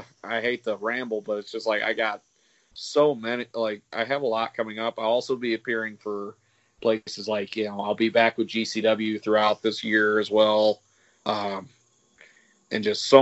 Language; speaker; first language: English; native; English